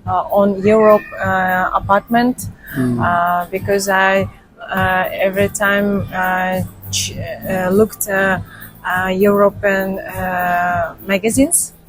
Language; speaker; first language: English; non-native, learner; Russian